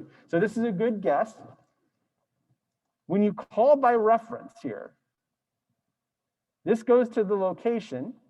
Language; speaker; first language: English; native; English